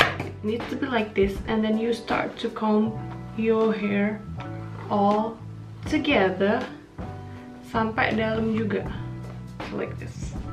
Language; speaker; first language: English; non-native, fluent; Indonesian